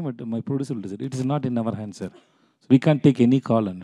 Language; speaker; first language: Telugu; non-native, learner; Tamil